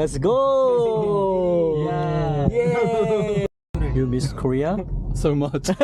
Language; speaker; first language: English; non-native, learner; Korean